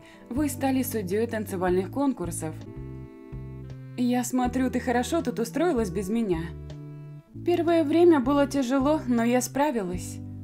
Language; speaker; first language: Russian; native; Russian